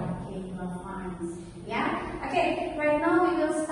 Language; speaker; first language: English; non-native, fluent; Indonesian